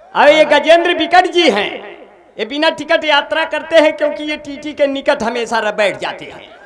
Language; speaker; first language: Hindi; native; Hindi